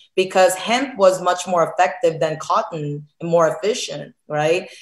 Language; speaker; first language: English; early bilingual, other home language; Korean